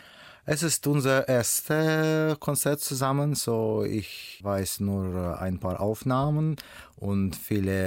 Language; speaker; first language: German; non-native, learner; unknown